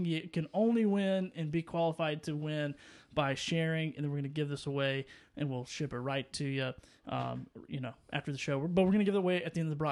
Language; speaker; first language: English; native; English